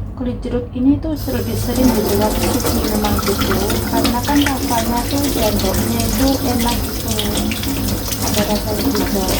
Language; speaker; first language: Indonesian; non-native, local second language; Javanese